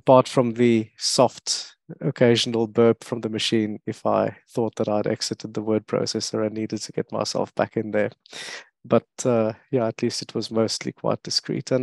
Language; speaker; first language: English; non-native, local second language; French